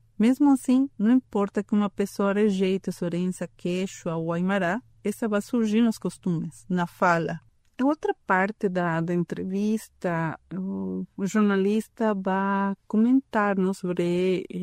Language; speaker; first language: Portuguese; non-native, fluent; Spanish